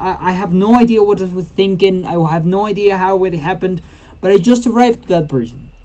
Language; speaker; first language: English; non-native, fluent; Spanish